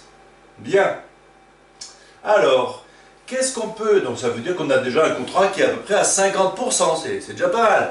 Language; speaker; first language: French; native; French